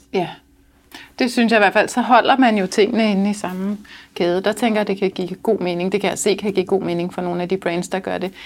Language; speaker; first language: Danish; native; Danish